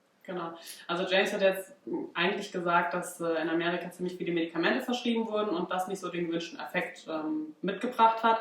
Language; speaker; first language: German; native; German